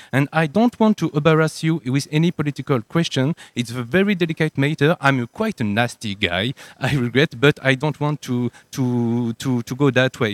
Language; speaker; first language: English; non-native, learner; French